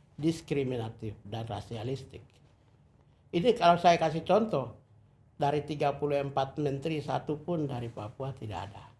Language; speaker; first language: Indonesian; non-native, local second language; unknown